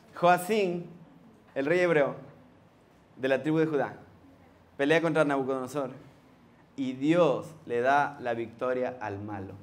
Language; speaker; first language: Spanish; native; Spanish